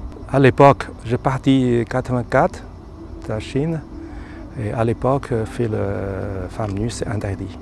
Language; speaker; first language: French; non-native, learner; Chinese